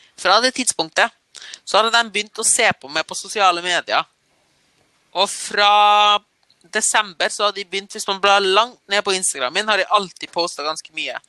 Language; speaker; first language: Norwegian; early bilingual, other home language; German